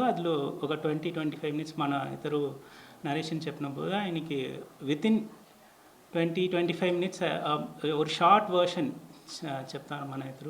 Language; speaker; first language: Telugu; non-native, learner; Tamil